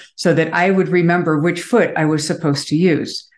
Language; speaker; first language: English; native; English